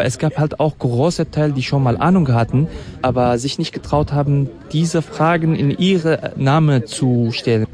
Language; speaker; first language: German; non-native, fluent; Kurdish